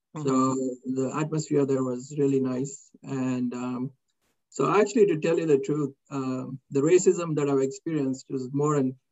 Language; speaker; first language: English; non-native, local second language; Kannada